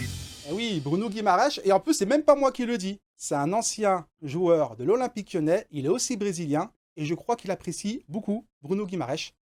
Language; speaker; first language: French; native; French